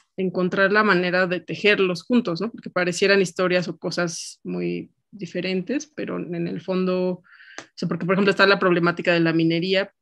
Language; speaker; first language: Spanish; native; Spanish